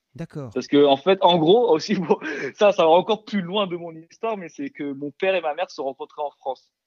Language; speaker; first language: French; early bilingual, other home language; Korean